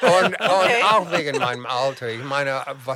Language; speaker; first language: German; non-native, fluent; English